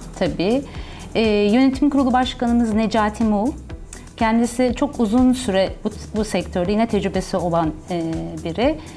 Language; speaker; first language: Turkish; early bilingual, heritage; Turkish